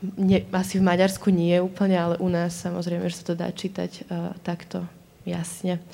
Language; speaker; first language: Slovak; non-native, local second language; Hungarian